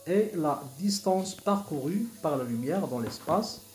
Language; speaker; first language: French; non-native, local second language; Arabic